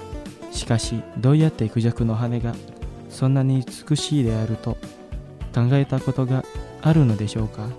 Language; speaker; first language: Japanese; non-native, fluent; Indonesian